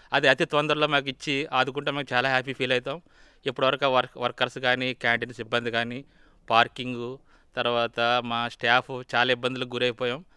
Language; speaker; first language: Telugu; native; Telugu